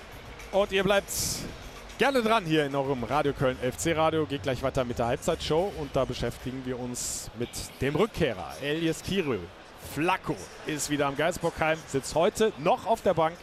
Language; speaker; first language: German; native; German